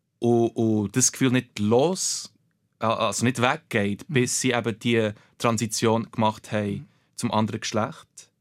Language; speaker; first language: German; early bilingual, other home language; Portuguese